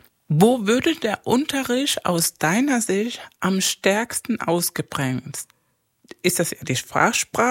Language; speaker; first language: German; non-native, fluent; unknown